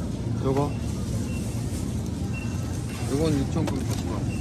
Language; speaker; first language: Korean; native; Korean